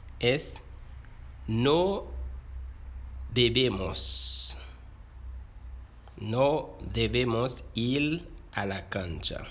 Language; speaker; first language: Spanish; non-native, fluent; Haitian Creole